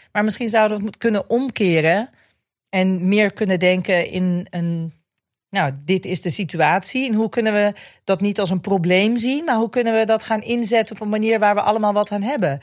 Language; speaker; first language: Dutch; native; Dutch